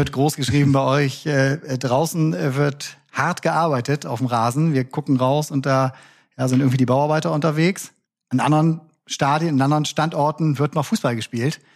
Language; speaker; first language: German; native; German